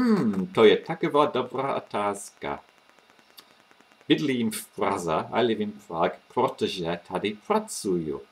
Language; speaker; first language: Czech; non-native, fluent; English